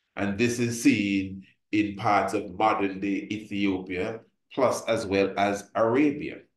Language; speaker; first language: English; native; English